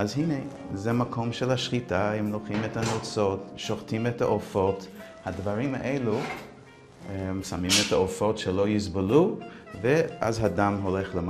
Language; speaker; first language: Hebrew; non-native, fluent; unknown